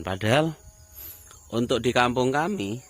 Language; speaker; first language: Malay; non-native, local second language; Javanese